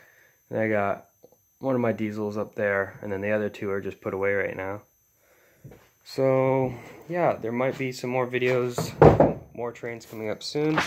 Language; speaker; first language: English; native; English